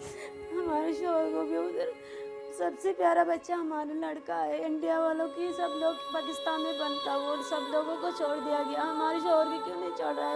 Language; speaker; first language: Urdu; non-native, local second language; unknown